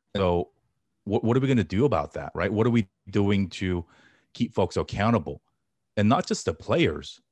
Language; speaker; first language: English; native; English